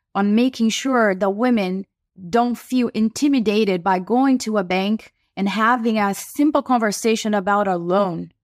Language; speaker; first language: English; non-native, fluent; Portuguese